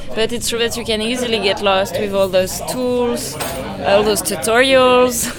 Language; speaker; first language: English; non-native, fluent; French